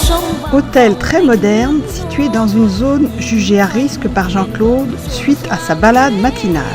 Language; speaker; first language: French; native; French